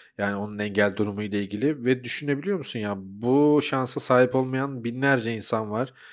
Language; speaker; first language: Turkish; native; Turkish